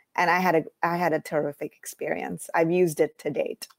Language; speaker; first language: English; non-native, local second language; Tamil